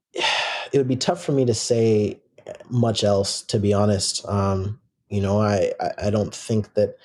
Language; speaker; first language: English; native; English